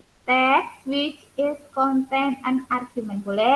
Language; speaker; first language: English; non-native, learner; Indonesian